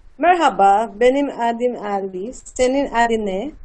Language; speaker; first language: Turkish; non-native, learner; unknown